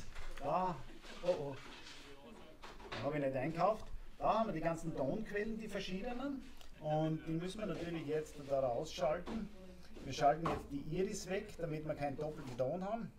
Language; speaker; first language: German; native; German